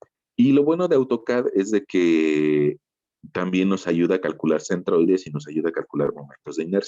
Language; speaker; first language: Spanish; native; Spanish